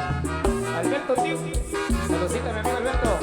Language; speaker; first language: Spanish; native; Spanish